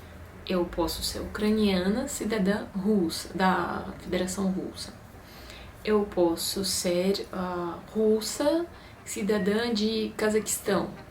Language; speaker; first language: Portuguese; non-native, fluent; Russian